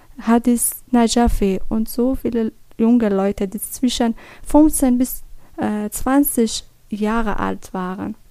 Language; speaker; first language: German; non-native, learner; Persian